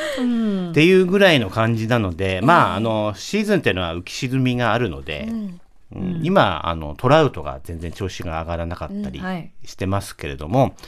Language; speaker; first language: Japanese; native; Japanese